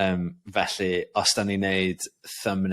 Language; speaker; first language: Welsh; non-native, local second language; English